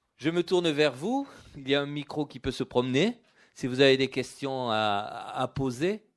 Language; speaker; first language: French; native; French